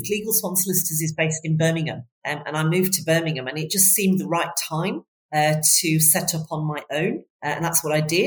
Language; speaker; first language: English; native; English